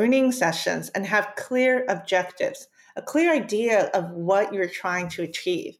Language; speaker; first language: English; early bilingual, other home language; Spanish